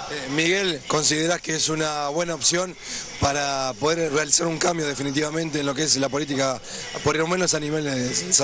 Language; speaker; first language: Spanish; native; Spanish